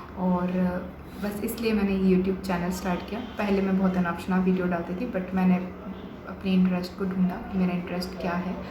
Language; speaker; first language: Hindi; non-native, local second language; Bangla